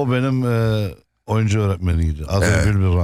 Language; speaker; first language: Turkish; early bilingual, heritage; Turkish